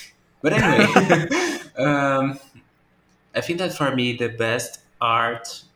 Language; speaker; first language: English; non-native, fluent; Portuguese